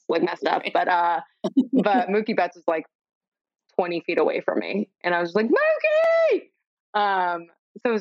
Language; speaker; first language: English; native; English